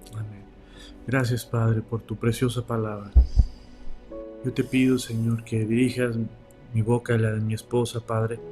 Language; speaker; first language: Spanish; native; Spanish